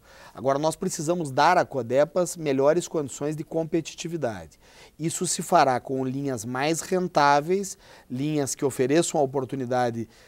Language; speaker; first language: Portuguese; native; Portuguese